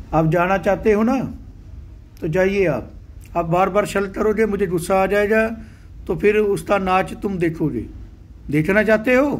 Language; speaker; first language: Hindi; non-native, local second language; Punjabi